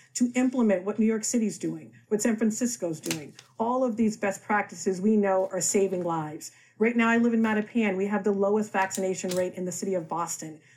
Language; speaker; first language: English; native; English